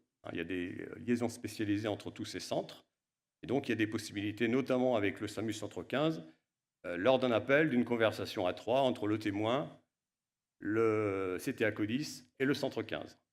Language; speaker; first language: French; native; French